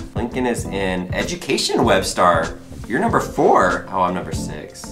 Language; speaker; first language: English; native; English